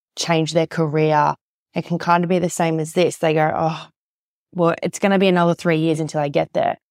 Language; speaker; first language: English; native; English